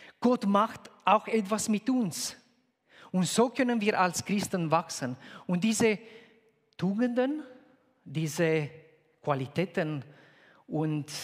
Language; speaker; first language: German; non-native, fluent; Romanian